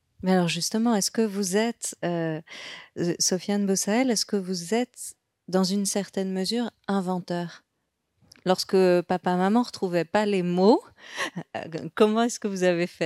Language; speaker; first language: French; native; French